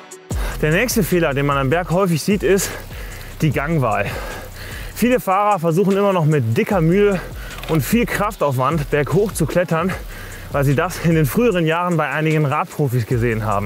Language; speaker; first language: German; native; German